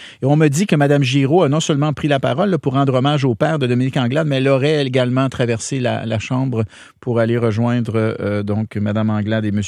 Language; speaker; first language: French; native; French